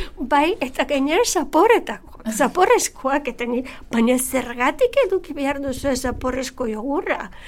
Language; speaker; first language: Basque; non-native, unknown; Bulgarian